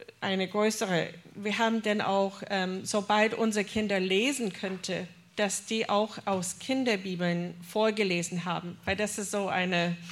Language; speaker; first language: German; non-native, fluent; English